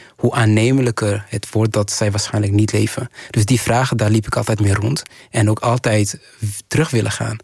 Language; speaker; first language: Dutch; early bilingual, other home language; Kinyarwanda